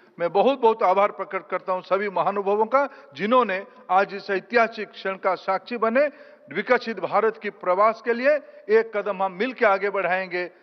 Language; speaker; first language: Hindi; non-native, local second language; Odia